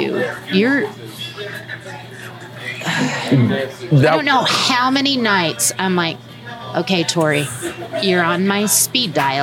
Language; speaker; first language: English; native; English